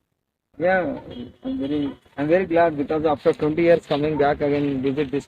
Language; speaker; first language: English; non-native, learner; Telugu